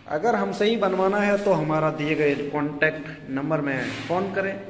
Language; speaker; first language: Hindi; native; Hindi